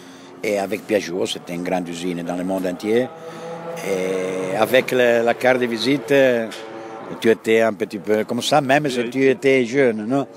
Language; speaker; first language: French; non-native, fluent; Italian